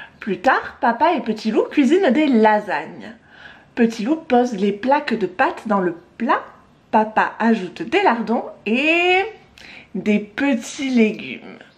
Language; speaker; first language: French; native; French